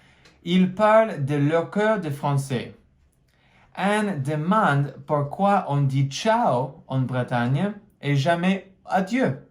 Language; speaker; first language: French; non-native, fluent; English